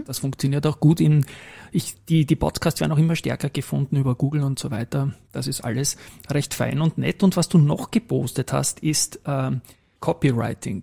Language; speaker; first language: German; native; German